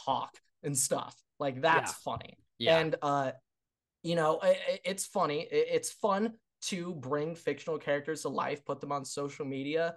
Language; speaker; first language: English; native; English